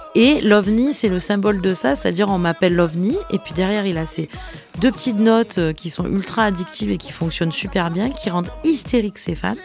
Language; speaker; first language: French; native; French